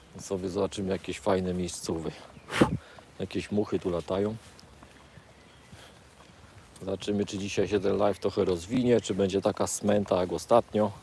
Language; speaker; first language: Polish; native; Polish